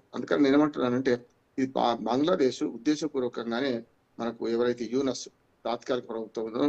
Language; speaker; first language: Telugu; native; Telugu